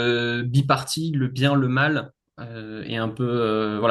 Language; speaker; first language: French; native; French